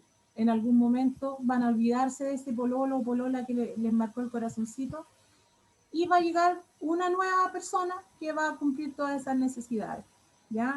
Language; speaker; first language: Spanish; native; Spanish